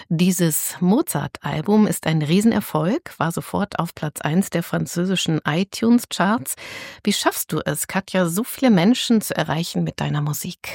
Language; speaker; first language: German; native; German